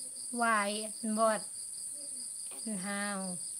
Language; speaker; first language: English; non-native, learner; Thai